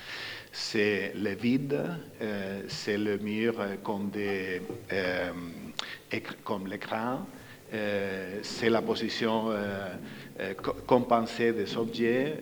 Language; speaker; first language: French; non-native, fluent; Spanish